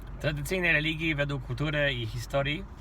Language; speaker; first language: Polish; non-native, fluent; Kinyarwanda